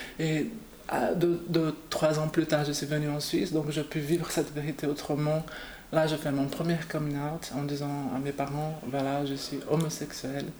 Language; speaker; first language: French; non-native, fluent; Portuguese